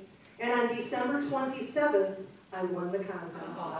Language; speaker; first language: English; native; English